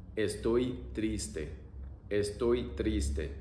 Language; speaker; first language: Spanish; non-native, fluent; English